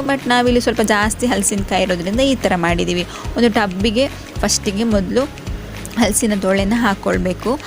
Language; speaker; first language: Kannada; non-native, local second language; Tulu